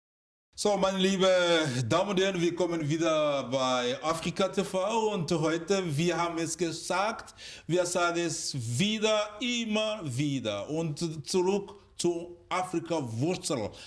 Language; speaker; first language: German; non-native, fluent; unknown